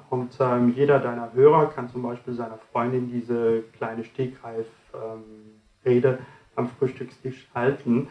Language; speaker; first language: German; non-native, fluent; French